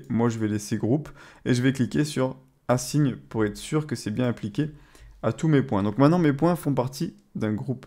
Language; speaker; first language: French; native; French